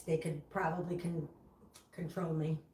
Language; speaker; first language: English; native; English